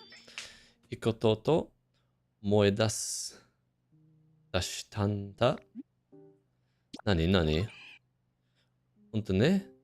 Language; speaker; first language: Japanese; non-native, fluent; English